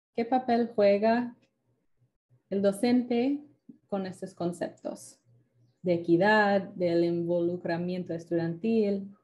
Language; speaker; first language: Spanish; non-native, fluent; English